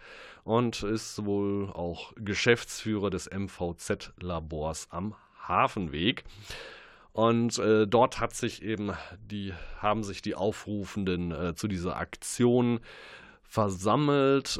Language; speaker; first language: German; native; German